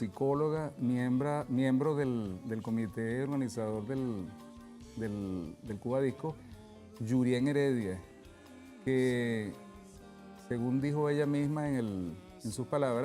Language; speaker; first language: Spanish; native; Spanish